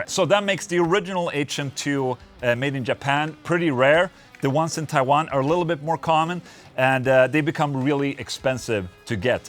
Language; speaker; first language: English; non-native, fluent; Swedish